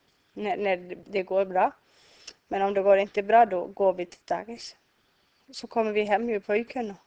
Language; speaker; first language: Swedish; non-native, learner; Icelandic